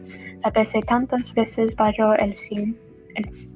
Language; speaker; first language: Spanish; non-native, learner; English